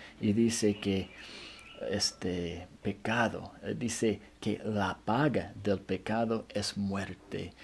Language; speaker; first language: Spanish; non-native, fluent; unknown